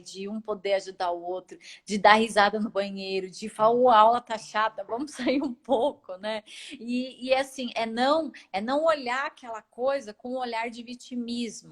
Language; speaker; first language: Portuguese; native; Portuguese